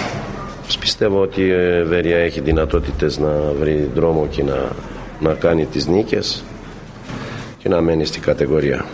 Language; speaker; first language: Greek; non-native, fluent; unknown